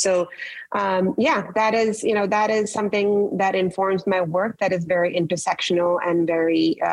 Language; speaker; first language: English; non-native, local second language; Marathi